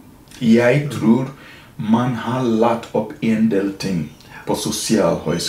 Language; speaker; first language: Norwegian; non-native, fluent; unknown